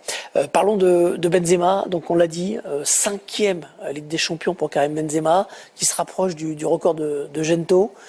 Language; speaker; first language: French; native; French